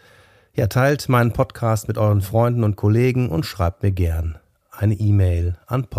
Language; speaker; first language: German; native; German